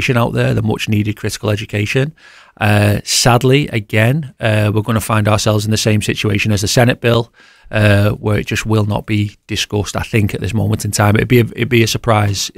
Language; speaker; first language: English; native; English